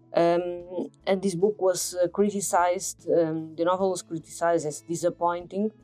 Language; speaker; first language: English; non-native, fluent; Portuguese